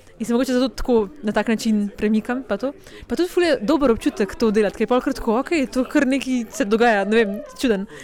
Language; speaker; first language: Slovenian; native; Slovenian